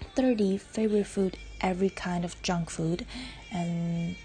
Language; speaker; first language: English; non-native, learner; Chinese